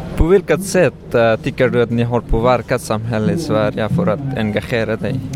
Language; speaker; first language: Swedish; non-native, learner; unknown